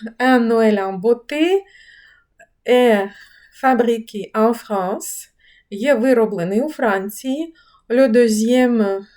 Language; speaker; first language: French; non-native, fluent; Ukrainian